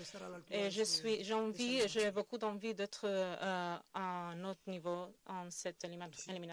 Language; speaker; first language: French; non-native, fluent; Spanish